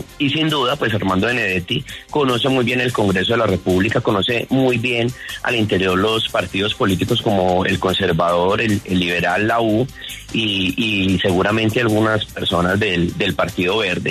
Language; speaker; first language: Spanish; native; Spanish